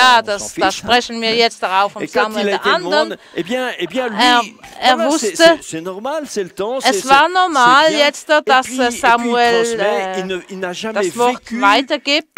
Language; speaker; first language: German; non-native, fluent; French